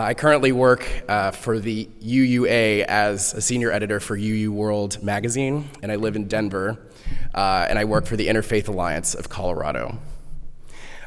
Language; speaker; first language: English; native; English